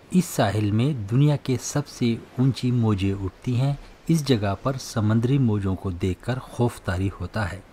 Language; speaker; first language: Urdu; native; Urdu